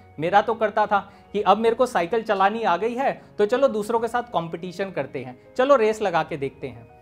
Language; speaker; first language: Hindi; native; Hindi